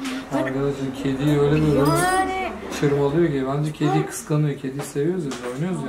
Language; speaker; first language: Turkish; native; Turkish